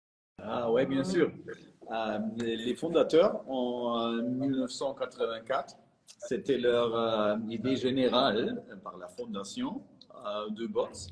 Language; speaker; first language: French; non-native, fluent; German